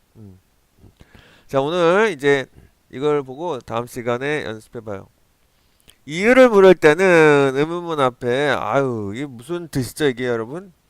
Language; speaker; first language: Korean; native; Korean